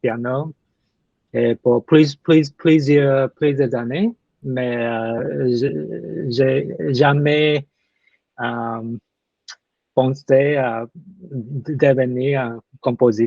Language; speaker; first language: French; non-native, learner; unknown